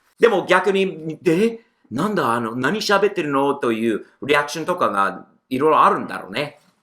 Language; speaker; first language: Japanese; non-native, fluent; English